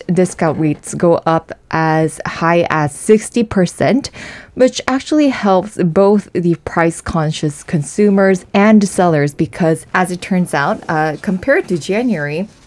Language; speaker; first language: English; non-native, fluent; Korean